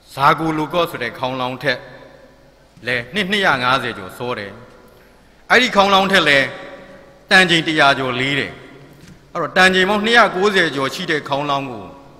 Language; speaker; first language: Burmese; non-native, local second language; Mon